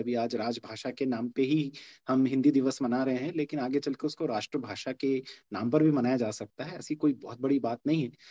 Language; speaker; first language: Hindi; non-native, local second language; Bangla